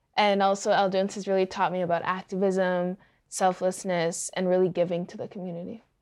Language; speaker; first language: English; early bilingual, other home language; Yoruba